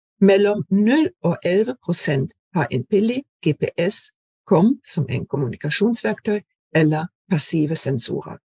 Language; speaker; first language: Norwegian; non-native, fluent; German